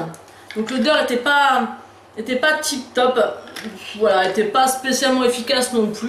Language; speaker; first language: French; native; French